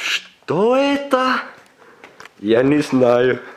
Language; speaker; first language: Russian; non-native, learner; Estonian